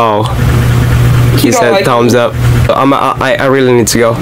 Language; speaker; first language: English; non-native, local second language; Filipino